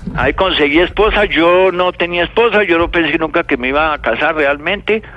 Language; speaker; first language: Spanish; native; Spanish